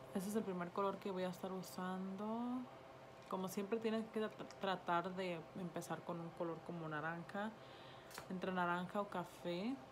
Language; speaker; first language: Spanish; early bilingual, other home language; English